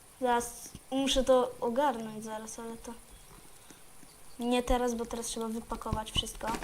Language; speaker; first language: Polish; native; Polish